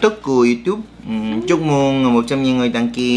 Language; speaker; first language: Vietnamese; non-native, learner; Korean